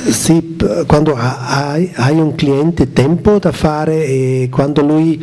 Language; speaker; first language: Italian; non-native, learner; German